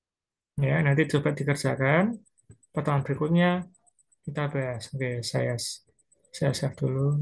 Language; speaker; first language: Indonesian; native; Indonesian